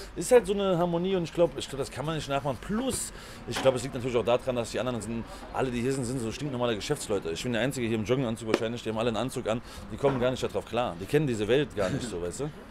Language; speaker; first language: German; native; German